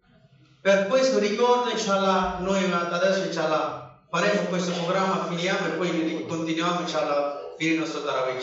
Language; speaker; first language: Italian; non-native, fluent; Bangla